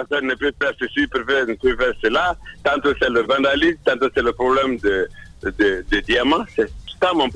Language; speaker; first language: French; non-native, local second language; Mandingo